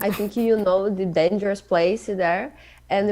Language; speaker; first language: English; non-native, learner; Portuguese